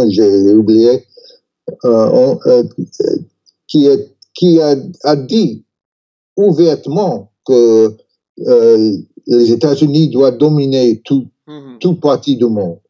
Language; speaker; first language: French; non-native, learner; English